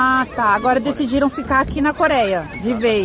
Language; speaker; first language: Portuguese; native; Portuguese